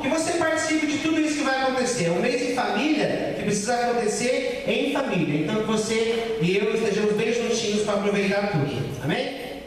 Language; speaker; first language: Portuguese; native; Portuguese